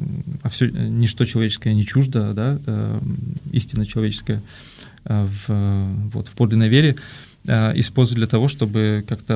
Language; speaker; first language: Russian; native; Russian